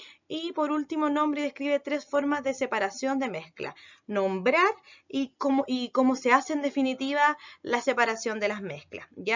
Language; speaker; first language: Spanish; native; Spanish